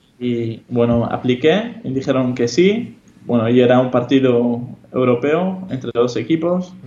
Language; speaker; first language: Spanish; non-native, fluent; Hebrew